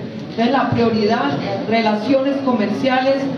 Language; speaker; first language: Spanish; native; Spanish